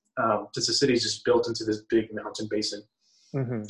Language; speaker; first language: English; early bilingual, other home language; Spanish